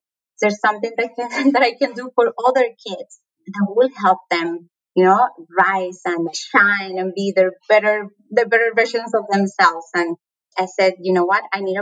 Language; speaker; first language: English; non-native, fluent; Spanish